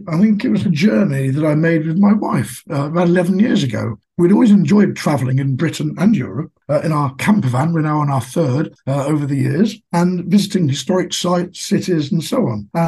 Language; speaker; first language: English; native; English